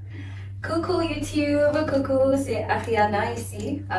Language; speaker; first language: French; non-native, learner; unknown